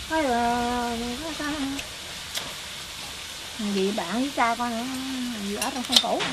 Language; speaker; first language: Vietnamese; native; Vietnamese